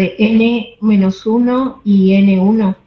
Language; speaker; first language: Spanish; native; Spanish